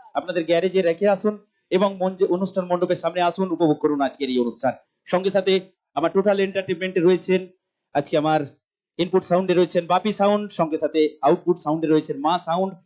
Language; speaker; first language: Bangla; non-native, local second language; Santali